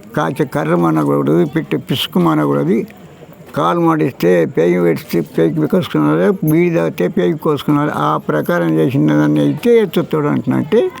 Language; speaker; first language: Telugu; native; Telugu